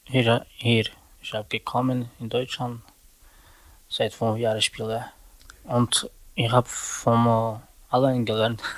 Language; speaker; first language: German; non-native, learner; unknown